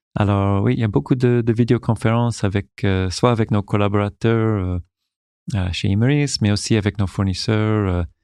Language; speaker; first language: French; non-native, local second language; English